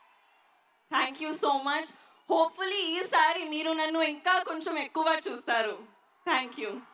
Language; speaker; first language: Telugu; non-native, learner; Hindi